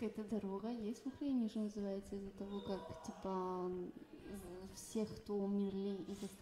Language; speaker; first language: Russian; early bilingual, heritage; Russian